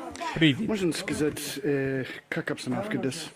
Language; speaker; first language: Russian; non-native, learner; English